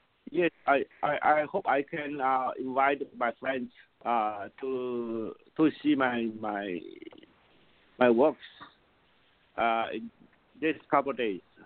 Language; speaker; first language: English; non-native, learner; Chinese